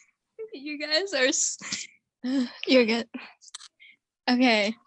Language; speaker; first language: English; early bilingual, other home language; Mon